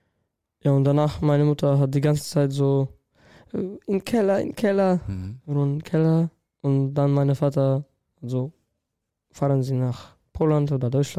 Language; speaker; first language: German; non-native, learner; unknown